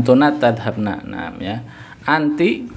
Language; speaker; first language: Indonesian; native; Indonesian